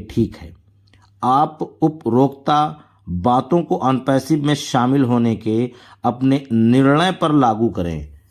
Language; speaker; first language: Hindi; native; Hindi